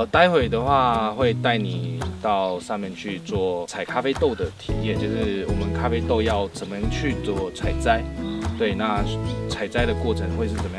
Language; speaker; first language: Chinese; native; Chinese